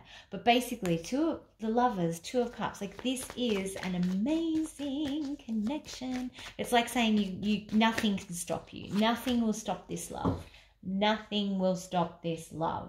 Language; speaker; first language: English; native; English